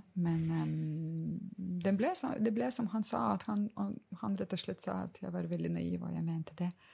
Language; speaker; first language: Norwegian; non-native, fluent; Lithuanian